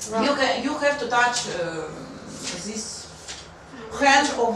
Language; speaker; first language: English; non-native, learner; Russian